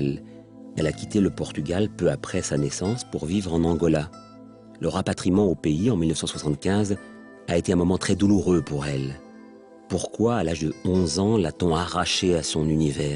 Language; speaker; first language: French; native; French